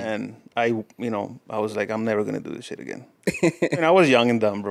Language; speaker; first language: English; early bilingual, other home language; Spanish